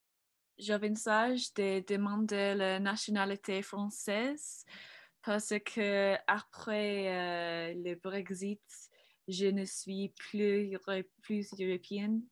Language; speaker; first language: French; non-native, learner; English